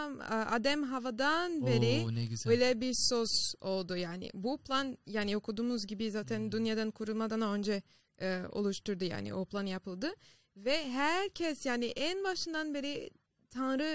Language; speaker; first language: Turkish; non-native, fluent; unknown